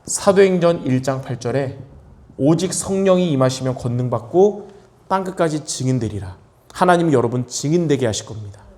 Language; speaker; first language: Korean; native; Korean